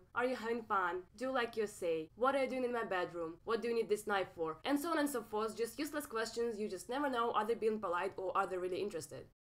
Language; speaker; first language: English; non-native, fluent; Russian